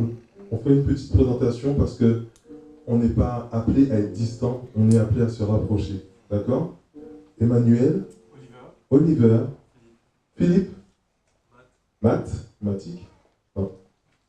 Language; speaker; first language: French; native; French